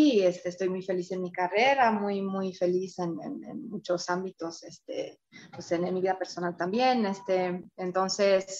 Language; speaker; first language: Spanish; non-native, fluent; Romanian